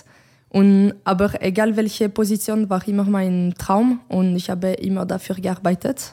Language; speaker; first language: German; non-native, learner; French